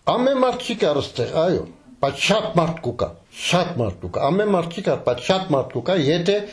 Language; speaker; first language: Armenian; early bilingual, heritage; Armenian